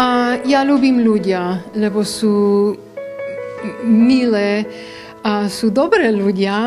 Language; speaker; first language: Slovak; early bilingual, heritage; Slovak